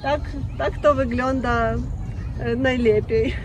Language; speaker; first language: Polish; non-native, learner; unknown